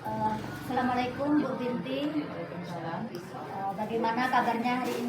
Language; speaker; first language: Indonesian; native; Indonesian